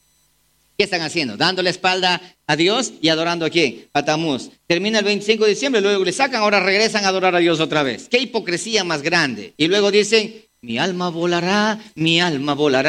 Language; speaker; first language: Spanish; native; Spanish